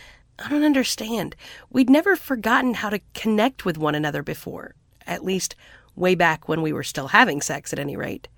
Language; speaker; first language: English; native; English